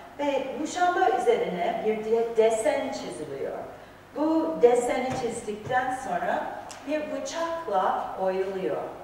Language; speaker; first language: Turkish; non-native, fluent; English